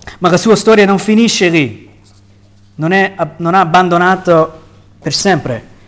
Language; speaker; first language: Italian; non-native, fluent; English